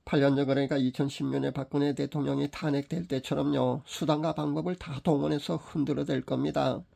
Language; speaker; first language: Korean; native; Korean